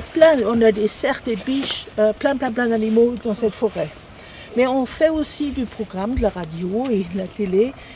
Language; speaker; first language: French; non-native, fluent; German